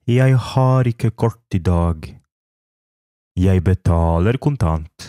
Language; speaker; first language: Norwegian; non-native, fluent; Polish